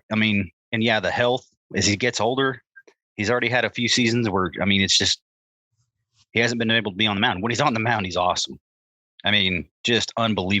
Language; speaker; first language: English; native; English